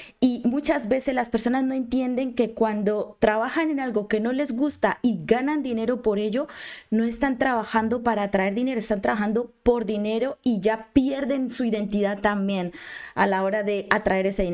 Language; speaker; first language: Spanish; native; Spanish